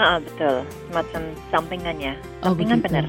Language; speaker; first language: Indonesian; non-native, fluent; English